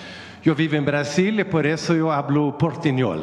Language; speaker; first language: Spanish; non-native, fluent; Swedish